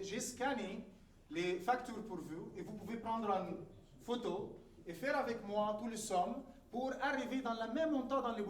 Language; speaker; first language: French; non-native, fluent; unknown